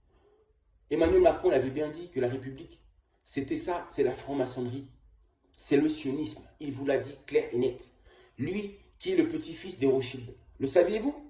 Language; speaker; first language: French; non-native, local second language; Kongo